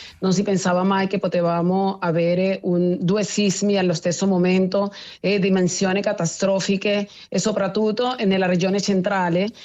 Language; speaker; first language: Italian; non-native, learner; Spanish